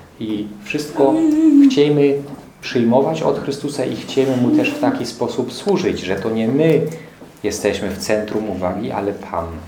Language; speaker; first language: Polish; non-native, fluent; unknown